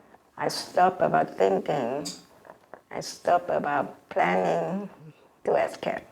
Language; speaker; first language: English; non-native, learner; Vietnamese